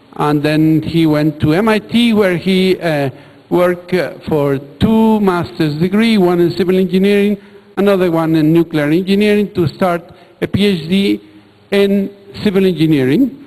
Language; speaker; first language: English; non-native, fluent; Spanish